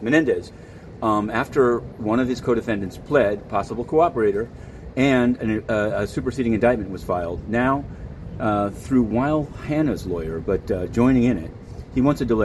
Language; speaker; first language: English; native; English